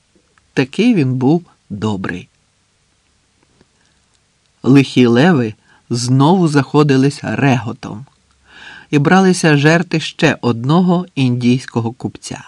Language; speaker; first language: Ukrainian; native; Ukrainian